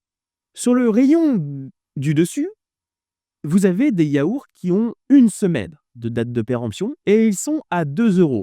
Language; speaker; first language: French; native; French